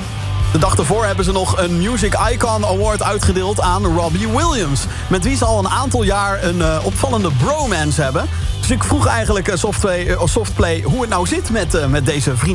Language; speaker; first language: Dutch; native; Dutch